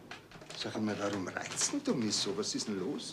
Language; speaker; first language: German; native; German